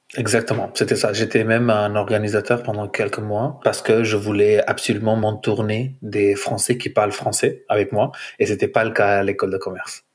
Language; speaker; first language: French; non-native, fluent; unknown